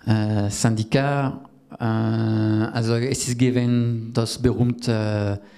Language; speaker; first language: German; non-native, learner; French